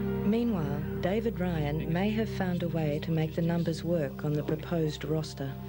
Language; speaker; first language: English; native; English